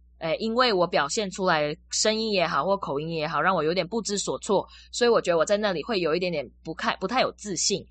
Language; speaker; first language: Chinese; native; Chinese